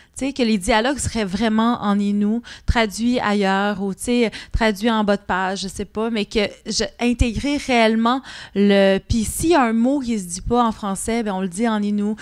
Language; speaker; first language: French; non-native, local second language; Innu-aimun